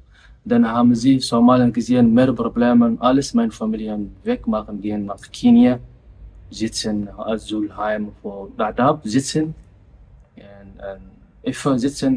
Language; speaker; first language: German; non-native, learner; Somali